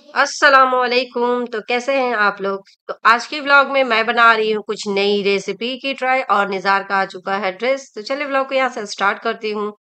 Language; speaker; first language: Hindi; native; Hindi